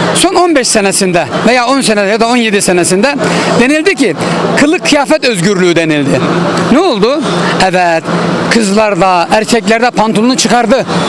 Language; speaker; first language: Turkish; native; Turkish